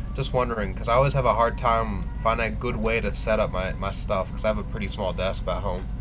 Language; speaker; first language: English; native; English